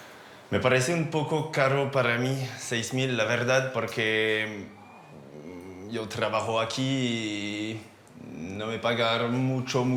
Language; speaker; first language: Spanish; non-native, learner; French